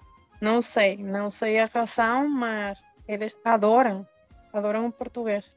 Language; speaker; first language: Portuguese; early bilingual, heritage; Spanish